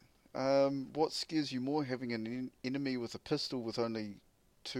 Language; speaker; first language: English; native; English